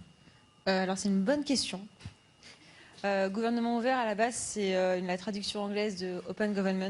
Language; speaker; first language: French; native; French